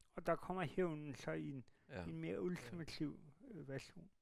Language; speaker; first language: Danish; native; Danish